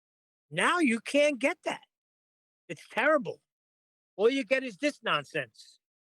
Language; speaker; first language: English; native; English